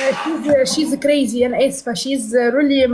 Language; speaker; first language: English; non-native, learner; Arabic